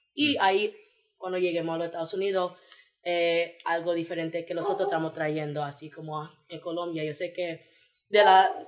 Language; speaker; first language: Spanish; early bilingual, heritage; Spanish